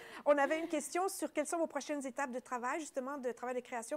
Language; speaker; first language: French; native; French